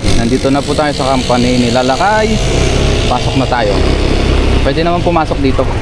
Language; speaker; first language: Filipino; native; Filipino